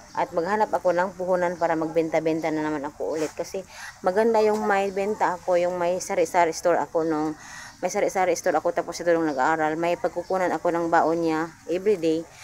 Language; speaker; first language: Filipino; non-native, local second language; Cebuano